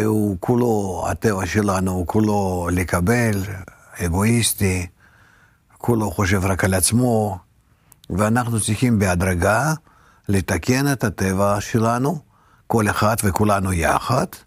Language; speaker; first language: Hebrew; non-native, fluent; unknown